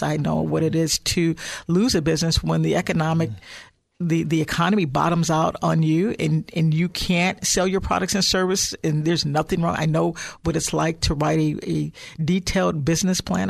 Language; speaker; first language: English; native; English